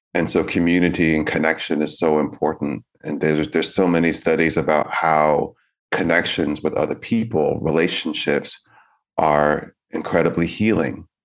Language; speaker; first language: English; native; English